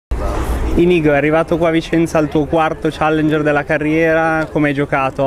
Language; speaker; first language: Italian; native; Italian